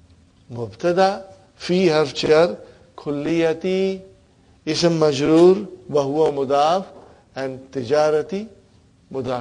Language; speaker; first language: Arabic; non-native, fluent; English